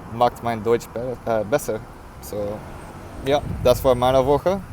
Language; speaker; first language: German; non-native, learner; English